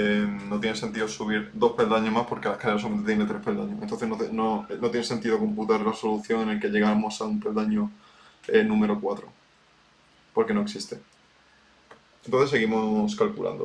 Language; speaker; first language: Spanish; native; Spanish